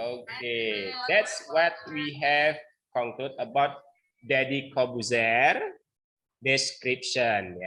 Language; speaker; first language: English; non-native, learner; Indonesian